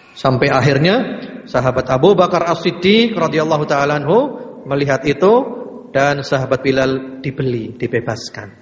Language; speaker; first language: Indonesian; native; Indonesian